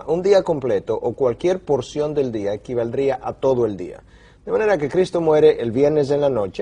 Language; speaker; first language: Spanish; native; Spanish